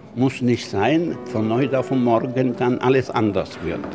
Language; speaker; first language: German; non-native, fluent; Italian